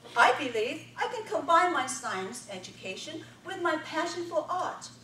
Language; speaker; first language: English; non-native, fluent; Chinese